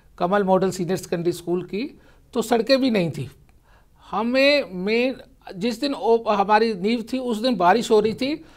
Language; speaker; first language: Hindi; native; Hindi